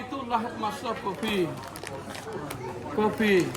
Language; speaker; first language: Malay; non-native, learner; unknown